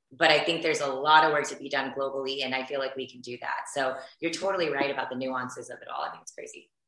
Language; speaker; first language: English; early bilingual, other home language; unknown